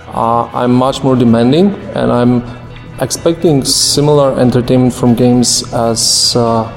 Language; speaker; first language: English; non-native, fluent; Polish